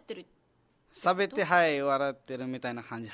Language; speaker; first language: Japanese; non-native, fluent; Nepali